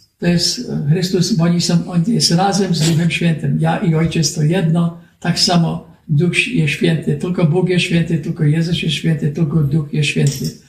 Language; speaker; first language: Polish; early bilingual, heritage; Polish